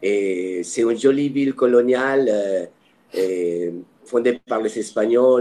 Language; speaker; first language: French; non-native, fluent; Spanish